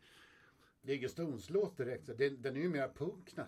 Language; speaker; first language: Swedish; native; Swedish